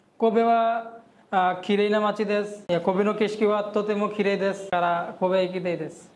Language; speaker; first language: Japanese; non-native, learner; Bangla